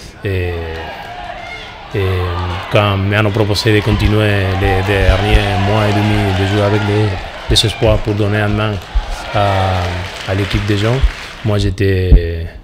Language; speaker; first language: French; non-native, fluent; Spanish